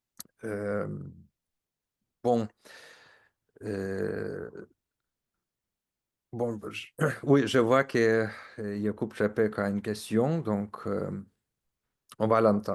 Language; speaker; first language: French; non-native, fluent; Estonian